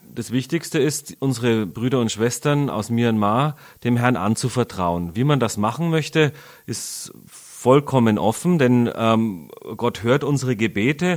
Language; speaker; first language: German; native; German